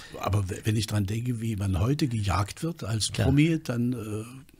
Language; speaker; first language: German; native; German